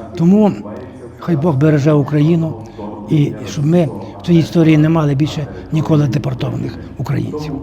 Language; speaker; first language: Ukrainian; native; Ukrainian